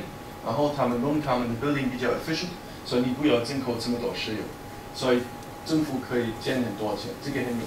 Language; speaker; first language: Chinese; non-native, fluent; German